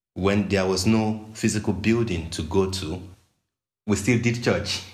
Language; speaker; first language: English; non-native, local second language; Yoruba